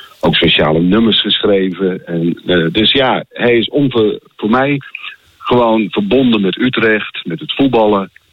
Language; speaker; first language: Dutch; native; Dutch